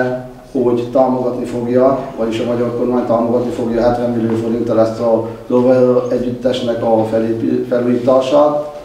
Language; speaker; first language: Hungarian; native; Hungarian